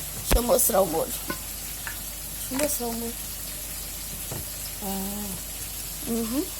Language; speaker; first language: Portuguese; native; Portuguese